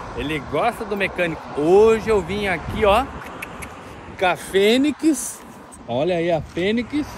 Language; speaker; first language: Portuguese; native; Portuguese